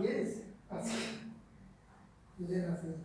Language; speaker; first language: English; non-native, learner; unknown